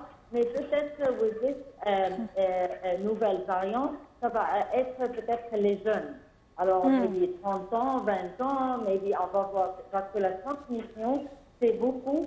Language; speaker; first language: French; non-native, fluent; Arabic